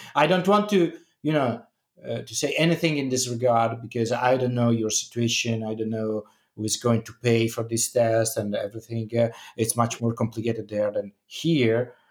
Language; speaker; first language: English; non-native, fluent; Italian